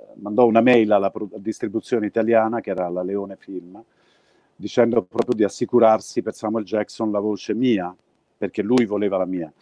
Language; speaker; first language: Italian; native; Italian